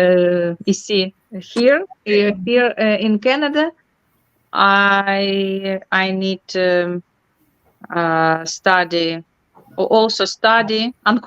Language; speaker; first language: English; non-native, learner; Ukrainian